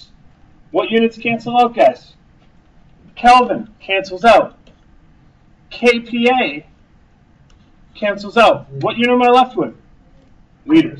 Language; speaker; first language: English; native; English